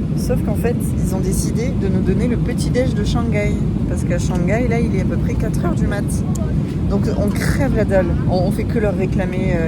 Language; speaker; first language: French; native; French